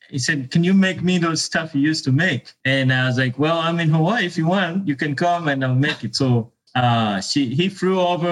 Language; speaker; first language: English; non-native, local second language; Ganda